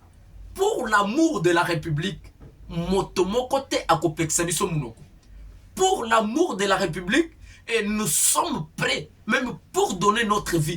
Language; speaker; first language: French; non-native, local second language; Lingala